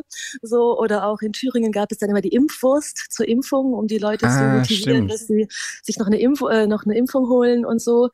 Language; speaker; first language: German; native; German